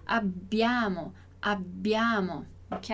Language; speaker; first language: Italian; non-native, fluent; Portuguese